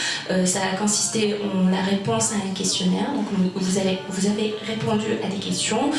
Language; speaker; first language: French; non-native, local second language; Arabic